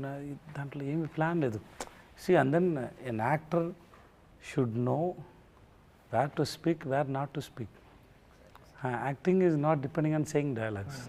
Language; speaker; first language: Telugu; non-native, learner; Tamil